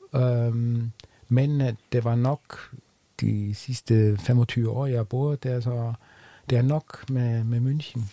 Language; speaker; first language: Danish; non-native, fluent; German